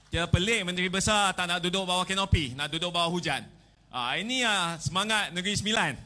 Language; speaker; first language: Malay; non-native, local second language; Chinese